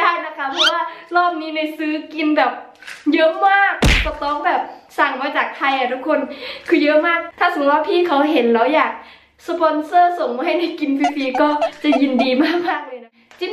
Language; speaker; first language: Thai; native; Thai